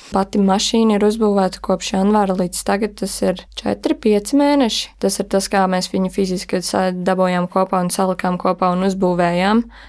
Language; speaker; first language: Latvian; native; Latvian